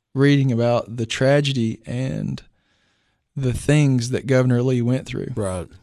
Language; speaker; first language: English; native; English